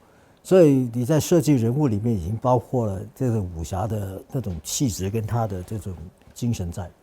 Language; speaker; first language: Chinese; non-native, fluent; Cantonese